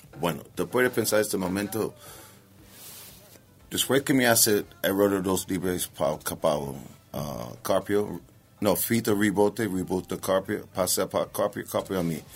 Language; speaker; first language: Spanish; non-native, learner; English